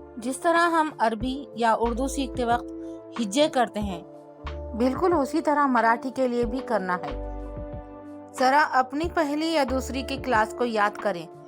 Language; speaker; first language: Urdu; native; Urdu